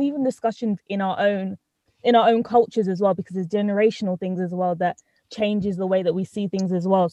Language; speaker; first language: English; native; English